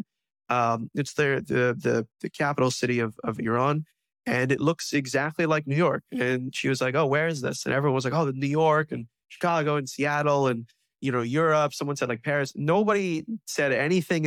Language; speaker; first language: English; native; English